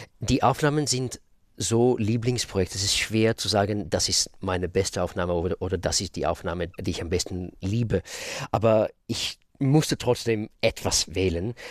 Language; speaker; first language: German; non-native, fluent; Russian